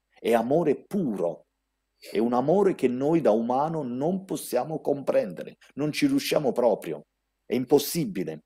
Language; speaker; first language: Italian; early bilingual, heritage; Italian